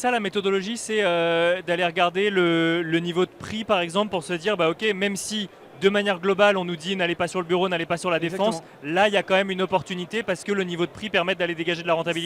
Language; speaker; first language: French; native; French